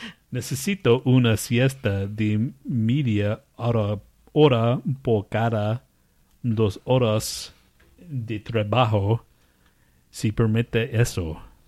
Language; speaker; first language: Spanish; non-native, learner; English